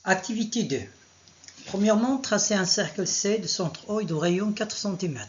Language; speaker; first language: French; non-native, local second language; Arabic